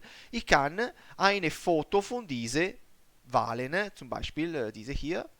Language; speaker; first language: German; non-native, learner; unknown